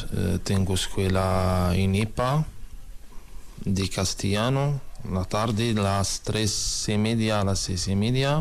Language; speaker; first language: Spanish; non-native, learner; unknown